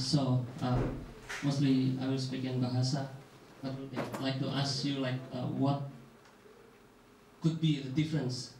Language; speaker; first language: English; non-native, fluent; Indonesian